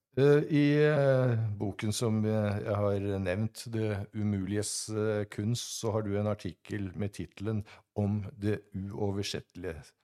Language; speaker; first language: Norwegian; native; Norwegian